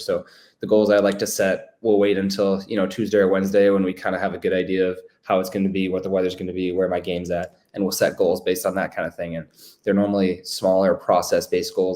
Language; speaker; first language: English; native; English